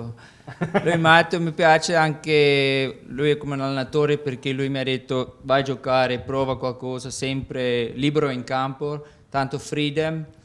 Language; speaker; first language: Italian; non-native, learner; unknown